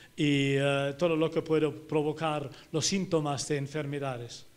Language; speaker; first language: Spanish; non-native, fluent; German